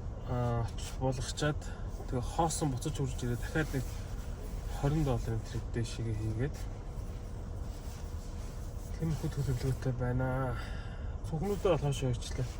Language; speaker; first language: Mongolian; native; Mongolian